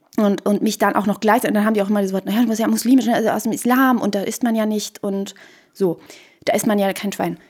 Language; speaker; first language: German; early bilingual, other home language; Persian